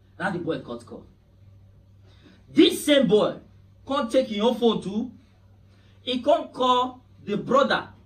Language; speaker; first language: Nigerian Pidgin; native; Nigerian Pidgin